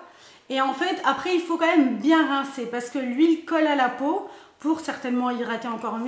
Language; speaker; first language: French; native; French